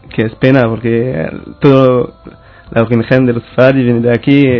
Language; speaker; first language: Spanish; non-native, learner; French